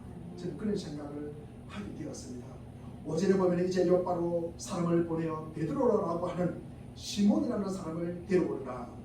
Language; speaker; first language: Korean; native; Korean